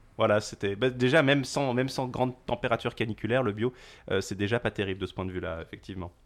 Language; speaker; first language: French; native; French